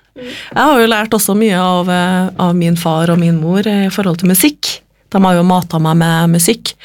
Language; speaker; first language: Norwegian; native; Norwegian